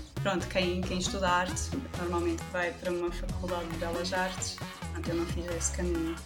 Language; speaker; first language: Portuguese; non-native, local second language; German